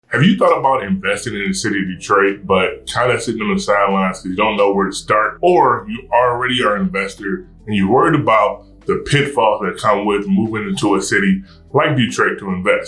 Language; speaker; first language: English; native; English